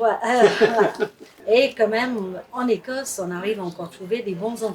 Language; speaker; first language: French; non-native, fluent; English